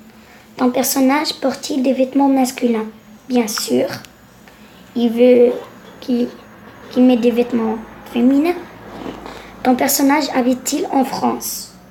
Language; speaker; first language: French; non-native, local second language; Arabic